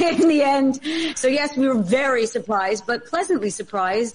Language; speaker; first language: English; native; English